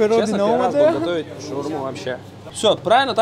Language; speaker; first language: Russian; native; Russian